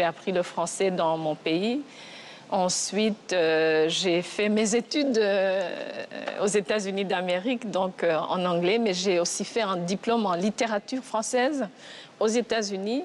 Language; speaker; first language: French; non-native, local second language; Kinyarwanda